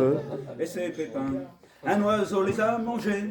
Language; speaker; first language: French; native; French